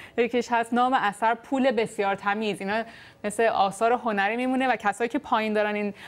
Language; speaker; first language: Persian; native; Persian